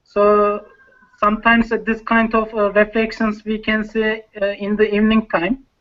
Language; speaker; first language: English; non-native, learner; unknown